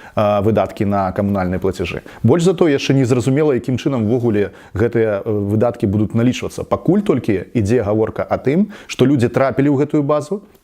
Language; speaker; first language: Belarusian; native; Belarusian